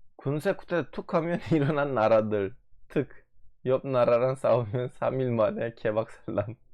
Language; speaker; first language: Korean; non-native, fluent; Turkish